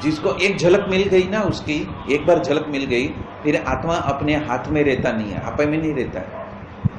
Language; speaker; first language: Hindi; non-native, local second language; Gujarati